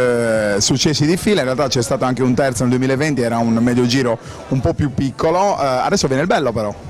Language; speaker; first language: Italian; native; Italian